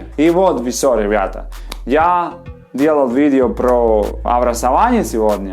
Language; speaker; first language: Russian; non-native, fluent; Spanish